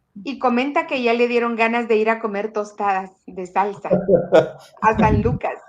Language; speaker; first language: Spanish; native; Spanish